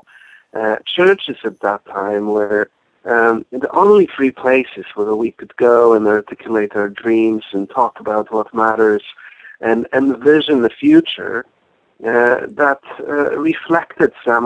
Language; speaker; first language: English; non-native, fluent; Polish